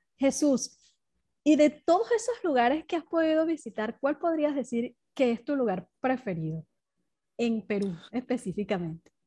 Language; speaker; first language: Spanish; native; Spanish